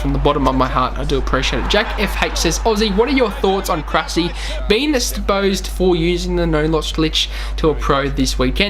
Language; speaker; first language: English; native; English